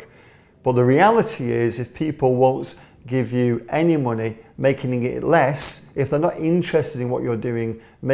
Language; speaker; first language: English; native; English